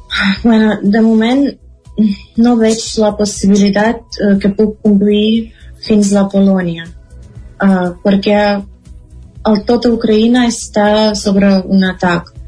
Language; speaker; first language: Catalan; non-native, fluent; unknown